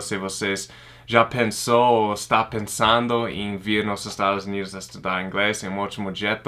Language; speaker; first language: Portuguese; non-native, fluent; English